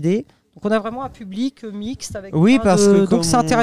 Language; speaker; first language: French; native; French